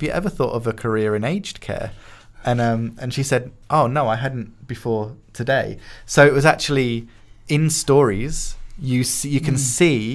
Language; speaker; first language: English; native; English